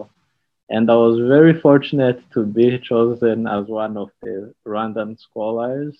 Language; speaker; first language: English; non-native, local second language; Kinyarwanda